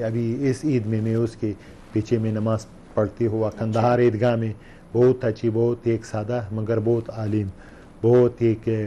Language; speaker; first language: Hindi; non-native, learner; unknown